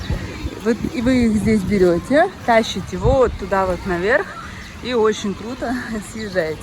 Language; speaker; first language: Russian; native; Russian